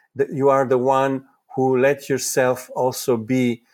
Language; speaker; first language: English; non-native, fluent; Italian